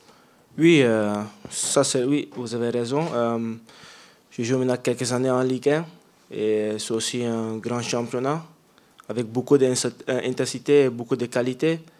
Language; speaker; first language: French; non-native, learner; Dutch